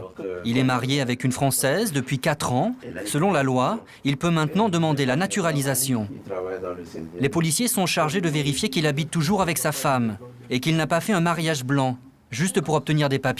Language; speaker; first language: French; native; French